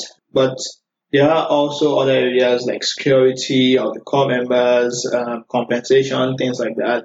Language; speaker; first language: English; non-native, local second language; Yoruba